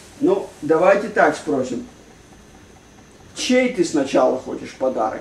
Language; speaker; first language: Russian; native; Russian